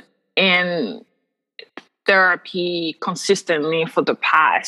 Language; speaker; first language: English; non-native, local second language; Kinyarwanda